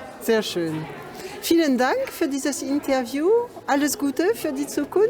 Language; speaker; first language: German; non-native, fluent; French